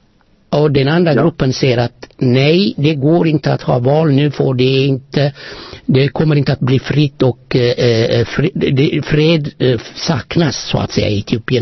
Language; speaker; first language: Swedish; non-native, fluent; Amharic